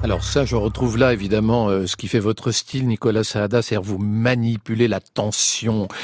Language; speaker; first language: French; native; French